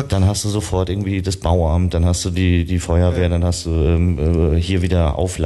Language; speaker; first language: German; native; German